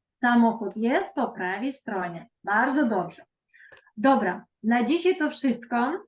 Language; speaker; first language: Polish; non-native, fluent; Ukrainian